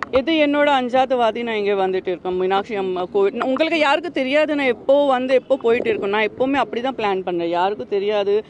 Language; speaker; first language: Tamil; non-native, local second language; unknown